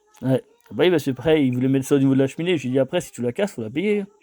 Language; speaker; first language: French; native; French